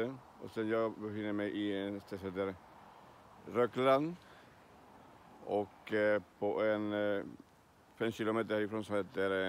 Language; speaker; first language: Swedish; non-native, learner; Spanish